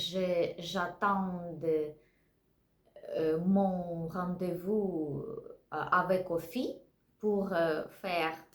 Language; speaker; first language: French; non-native, learner; Russian